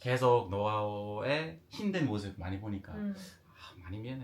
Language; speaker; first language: Korean; non-native, fluent; English